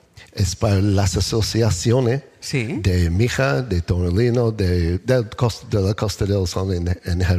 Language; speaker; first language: Spanish; non-native, learner; English